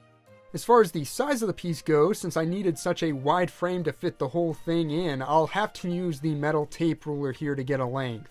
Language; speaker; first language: English; native; English